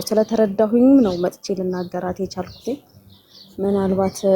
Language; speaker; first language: Amharic; native; Amharic